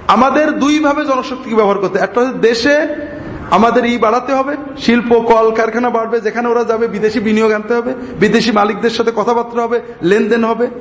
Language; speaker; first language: Bangla; native; Bangla